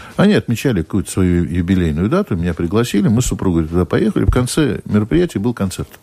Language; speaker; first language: Russian; native; Russian